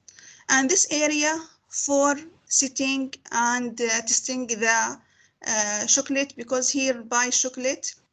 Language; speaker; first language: English; non-native, learner; Arabic